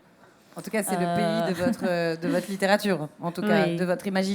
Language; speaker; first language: French; native; French